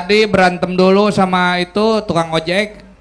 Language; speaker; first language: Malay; non-native, local second language; Sundanese